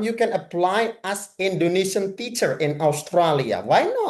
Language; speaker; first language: English; non-native, fluent; Indonesian